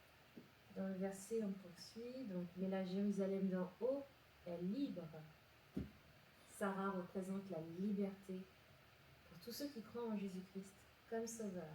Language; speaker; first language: French; native; French